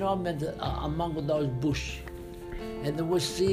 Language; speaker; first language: English; non-native, learner; Italian